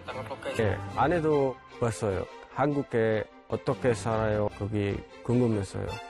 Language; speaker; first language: Korean; non-native, learner; Indonesian